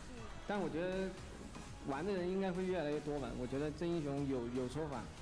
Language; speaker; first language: Chinese; native; Chinese